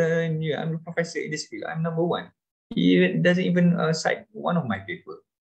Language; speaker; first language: English; non-native, local second language; Malay